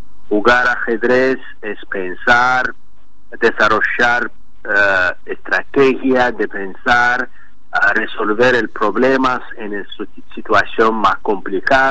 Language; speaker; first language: Spanish; non-native, learner; Azerbaijani